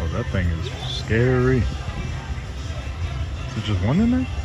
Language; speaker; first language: English; native; English